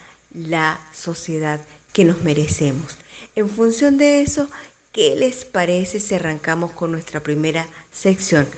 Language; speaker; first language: Spanish; native; Spanish